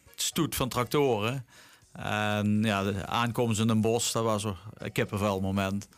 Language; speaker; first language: Dutch; non-native, local second language; Limburgish